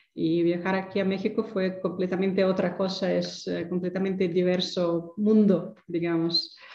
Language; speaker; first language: Spanish; non-native, fluent; Ukrainian